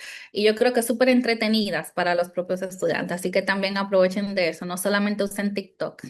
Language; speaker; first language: Spanish; native; Spanish